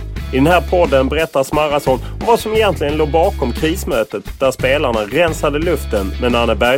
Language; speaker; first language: Swedish; native; Swedish